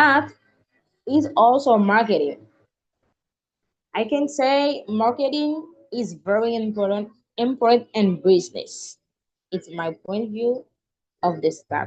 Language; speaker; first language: English; non-native, learner; French